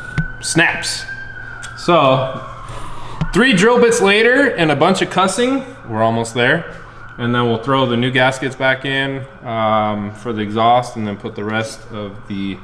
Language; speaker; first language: English; native; English